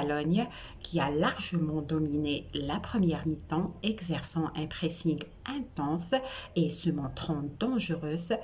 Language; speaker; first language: French; non-native, local second language; Arabic